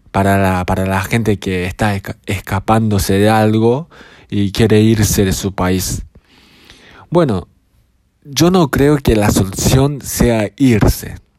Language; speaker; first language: Spanish; non-native, fluent; Japanese